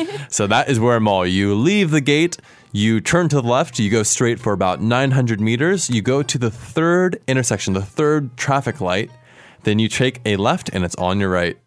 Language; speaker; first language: English; native; English